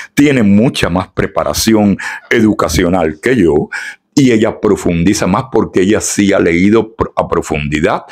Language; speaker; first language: Spanish; native; Spanish